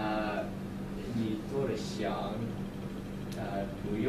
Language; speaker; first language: Chinese; non-native, learner; English